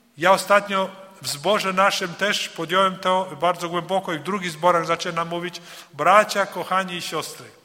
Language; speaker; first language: Polish; early bilingual, heritage; Polish